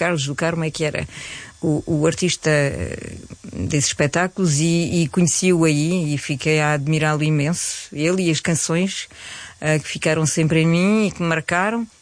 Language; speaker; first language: Portuguese; early bilingual, heritage; Portuguese